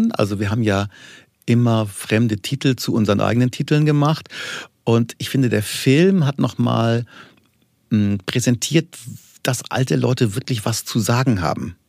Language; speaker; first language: German; native; German